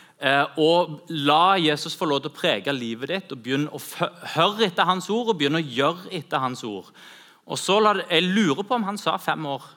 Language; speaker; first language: Norwegian; native; Norwegian